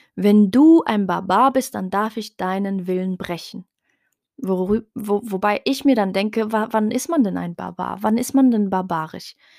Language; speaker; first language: German; early bilingual, other home language; Riffian